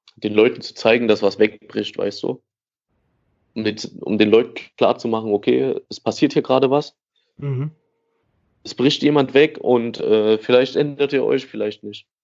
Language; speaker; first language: German; native; German